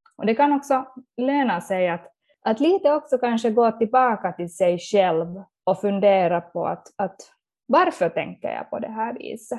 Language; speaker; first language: Swedish; native; Swedish